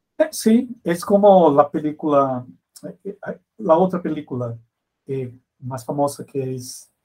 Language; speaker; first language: Spanish; non-native, fluent; Portuguese